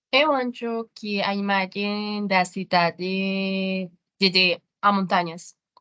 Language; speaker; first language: Portuguese; non-native, learner; Spanish